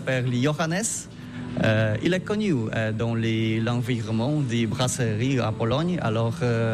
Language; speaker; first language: French; non-native, learner; Polish